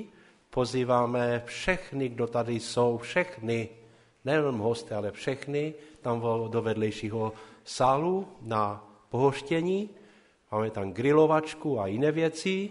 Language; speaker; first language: Czech; non-native, local second language; Polish